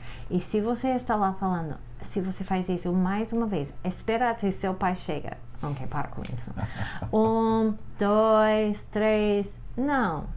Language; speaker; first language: Portuguese; non-native, fluent; English